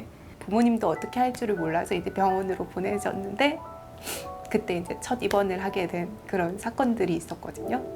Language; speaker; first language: Korean; native; Korean